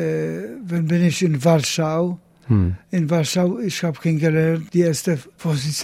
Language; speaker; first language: German; non-native, learner; Polish